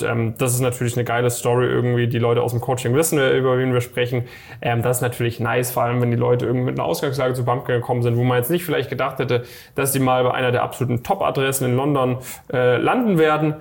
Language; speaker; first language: German; native; German